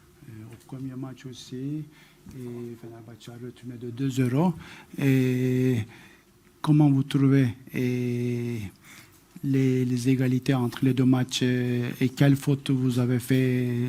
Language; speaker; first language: French; non-native, fluent; Turkish